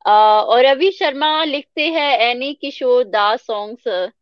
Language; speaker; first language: Hindi; native; Hindi